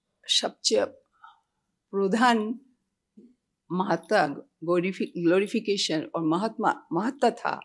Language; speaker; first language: Hindi; non-native, local second language; Bangla